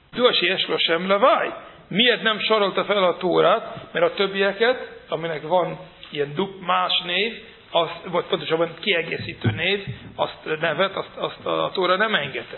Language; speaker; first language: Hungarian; non-native, fluent; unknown